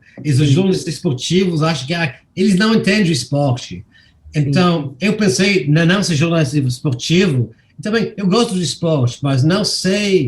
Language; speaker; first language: Portuguese; non-native, fluent; English